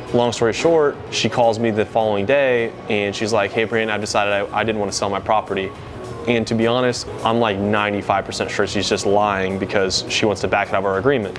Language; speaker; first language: English; native; English